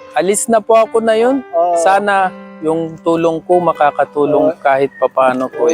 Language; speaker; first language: Filipino; non-native, learner; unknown